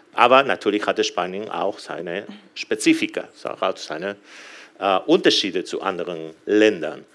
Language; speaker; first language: German; non-native, fluent; Spanish